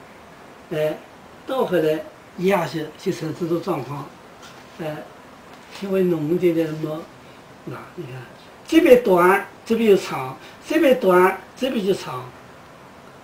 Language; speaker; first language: Chinese; native; Chinese